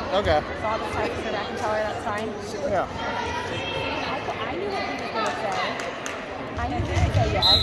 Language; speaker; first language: English; native; English